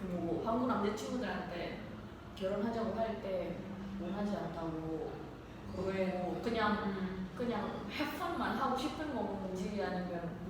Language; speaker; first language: Korean; non-native, learner; Indonesian